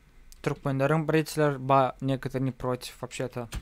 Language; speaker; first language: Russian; non-native, local second language; Turkmen